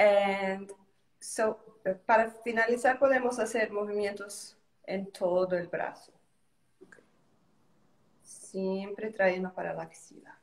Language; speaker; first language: Spanish; non-native, learner; Portuguese